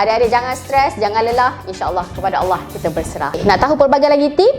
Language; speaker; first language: Malay; native; Malay